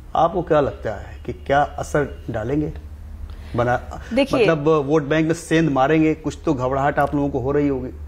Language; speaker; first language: Hindi; native; Hindi